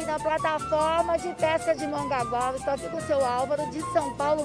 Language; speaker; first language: Portuguese; native; Portuguese